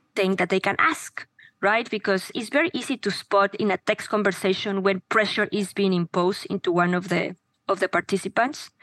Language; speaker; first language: English; non-native, fluent; Spanish